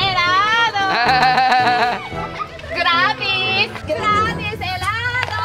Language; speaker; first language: Spanish; non-native, learner; Japanese